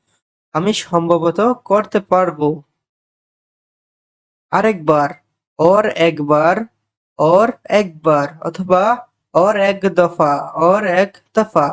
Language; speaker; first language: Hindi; non-native, fluent; Bangla